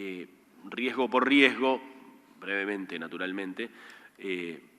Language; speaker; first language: Spanish; native; Spanish